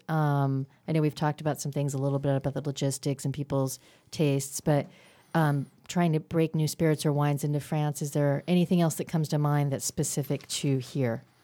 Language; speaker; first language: English; native; English